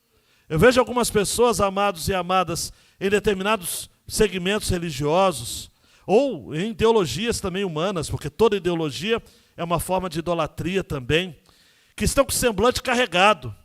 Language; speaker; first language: Portuguese; native; Portuguese